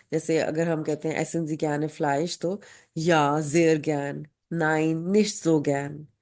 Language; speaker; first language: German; non-native, fluent; Hindi